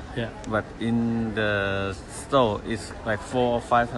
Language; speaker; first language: English; non-native, learner; Swedish